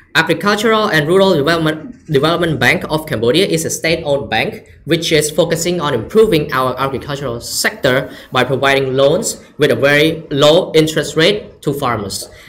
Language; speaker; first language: English; non-native, fluent; Khmer